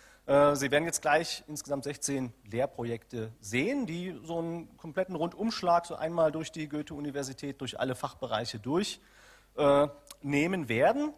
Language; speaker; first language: German; native; German